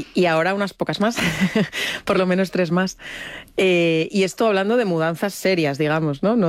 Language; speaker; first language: Spanish; native; Spanish